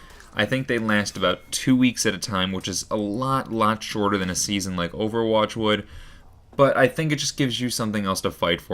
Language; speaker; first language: English; native; English